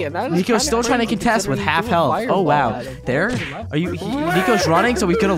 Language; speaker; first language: English; native; English